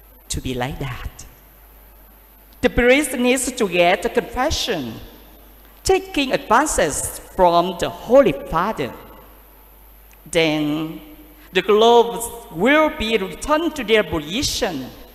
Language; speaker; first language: English; non-native, learner; Vietnamese